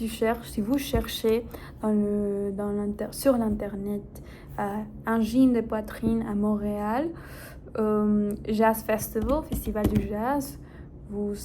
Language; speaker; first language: French; non-native, fluent; Spanish